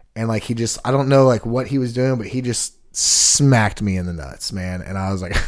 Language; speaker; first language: English; native; English